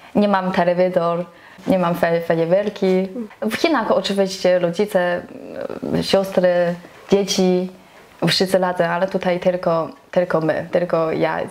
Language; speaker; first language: Polish; non-native, learner; Chinese